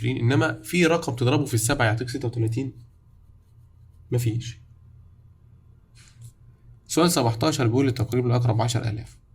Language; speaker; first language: Arabic; native; Arabic